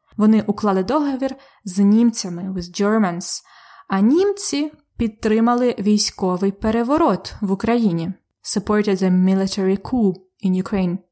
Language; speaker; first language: Ukrainian; native; Ukrainian